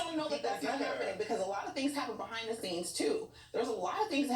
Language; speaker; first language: English; native; English